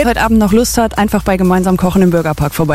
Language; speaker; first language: German; native; German